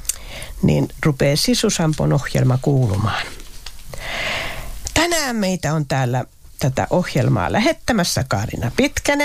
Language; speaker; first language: Finnish; native; Finnish